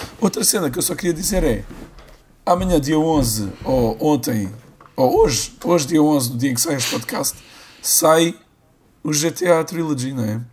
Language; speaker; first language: Portuguese; native; Portuguese